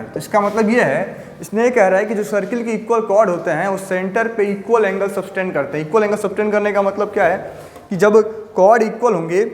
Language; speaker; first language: Hindi; native; Hindi